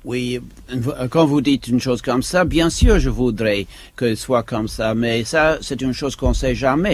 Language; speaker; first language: French; non-native, fluent; English